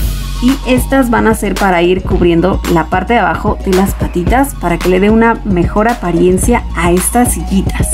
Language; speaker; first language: Spanish; native; Spanish